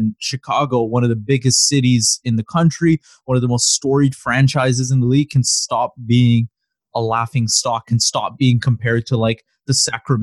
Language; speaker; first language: English; native; English